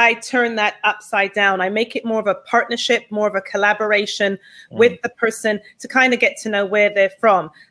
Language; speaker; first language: English; native; English